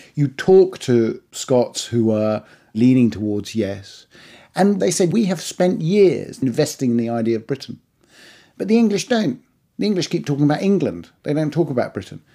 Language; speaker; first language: English; early bilingual, other home language; Persian